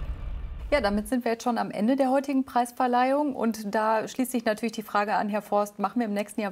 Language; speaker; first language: German; native; German